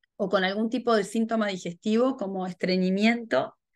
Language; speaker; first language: Spanish; native; Spanish